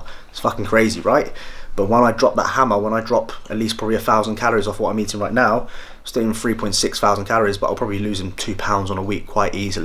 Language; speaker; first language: English; native; English